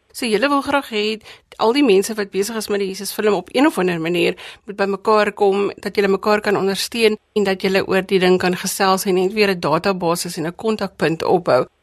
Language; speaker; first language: Afrikaans; native; Afrikaans